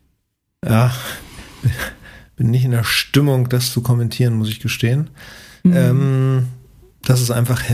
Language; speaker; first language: German; native; German